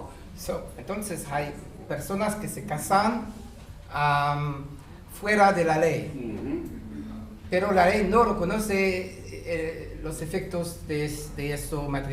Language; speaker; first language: Spanish; non-native, fluent; French